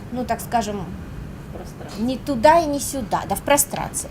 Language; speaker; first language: Russian; native; Russian